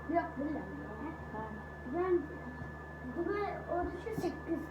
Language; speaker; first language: Turkish; non-native, learner; Azerbaijani